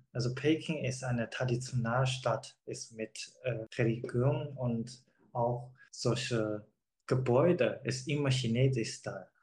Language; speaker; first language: German; non-native, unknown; Chinese